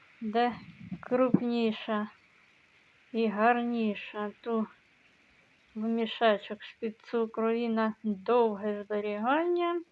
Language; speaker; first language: Ukrainian; native; Ukrainian